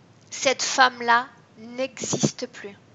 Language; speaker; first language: French; native; French